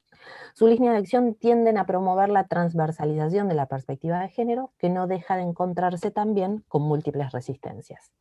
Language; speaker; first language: Spanish; native; Spanish